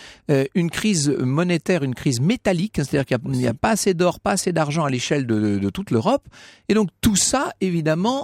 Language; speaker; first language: French; native; French